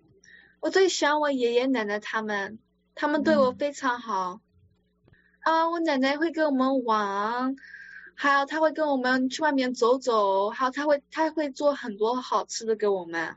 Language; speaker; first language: Chinese; early bilingual, other home language; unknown